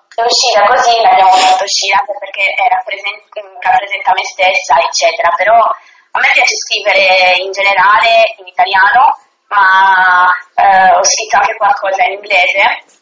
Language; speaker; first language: Italian; native; Italian